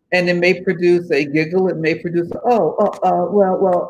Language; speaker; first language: English; native; English